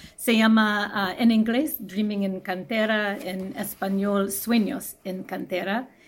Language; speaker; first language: Spanish; non-native, fluent; English